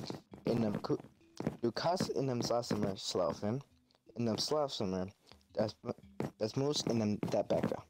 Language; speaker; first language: German; non-native, learner; English